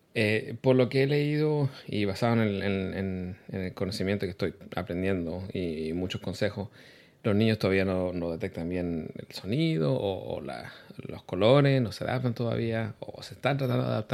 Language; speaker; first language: Spanish; early bilingual, heritage; Spanish